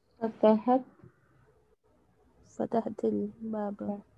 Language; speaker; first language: Arabic; non-native, learner; Urdu